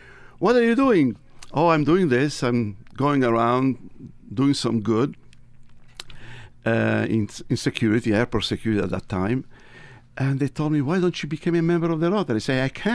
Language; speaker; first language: English; non-native, fluent; Italian